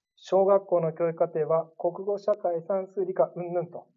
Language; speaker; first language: Japanese; native; Japanese